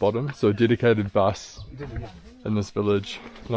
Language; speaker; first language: English; native; English